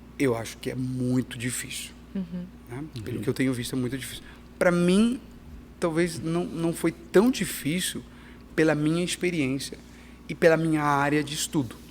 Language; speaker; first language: Portuguese; early bilingual, heritage; Portuguese